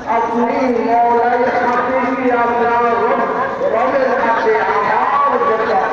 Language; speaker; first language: Bangla; native; Bangla